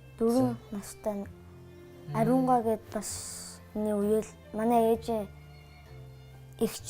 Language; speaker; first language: Mongolian; early bilingual, heritage; Mongolian